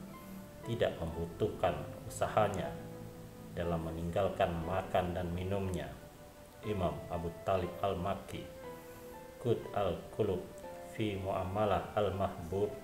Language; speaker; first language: Indonesian; native; Indonesian